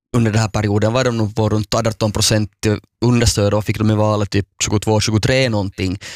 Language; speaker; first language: Swedish; native; Swedish